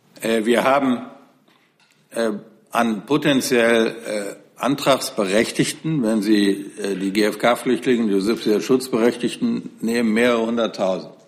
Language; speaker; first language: German; native; German